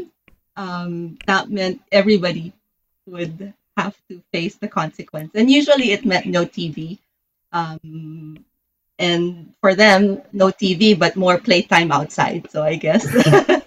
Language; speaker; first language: English; non-native, local second language; Filipino